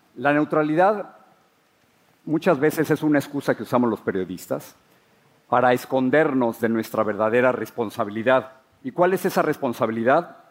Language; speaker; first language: Spanish; native; Spanish